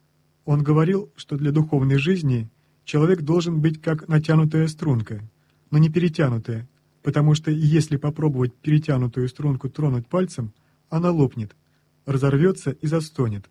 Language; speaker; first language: Russian; native; Russian